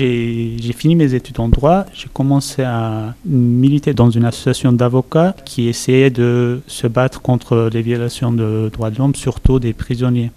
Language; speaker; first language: French; non-native, fluent; Turkish